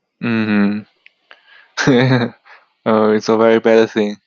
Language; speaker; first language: English; non-native, learner; Chinese